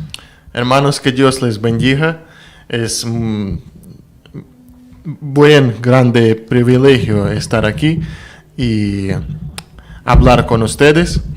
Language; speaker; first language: Spanish; non-native, learner; Russian